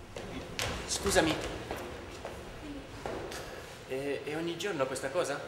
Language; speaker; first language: Italian; non-native, fluent; Spanish